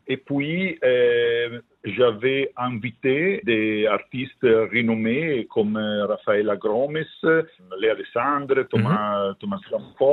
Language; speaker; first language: French; non-native, learner; Italian